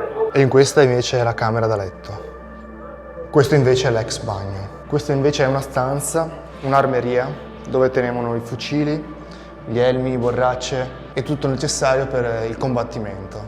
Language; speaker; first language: Italian; native; Italian